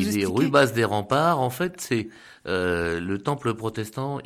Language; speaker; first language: French; native; French